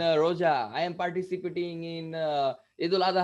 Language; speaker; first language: English; non-native, local second language; Bangla